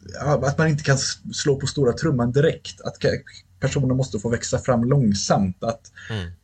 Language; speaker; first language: Swedish; native; Swedish